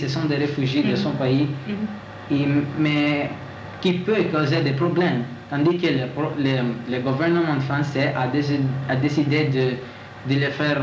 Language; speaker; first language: French; non-native, learner; Italian